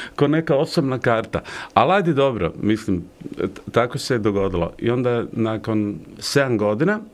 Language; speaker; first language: Croatian; native; Croatian